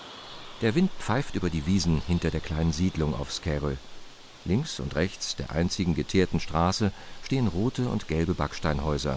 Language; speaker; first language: German; native; German